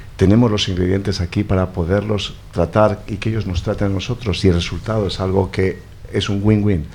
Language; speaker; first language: Spanish; native; Spanish